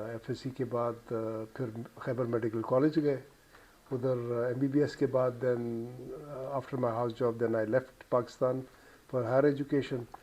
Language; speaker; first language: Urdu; non-native, local second language; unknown